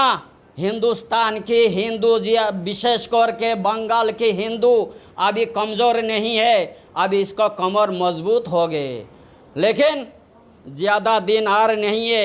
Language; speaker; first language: Hindi; non-native, local second language; Bangla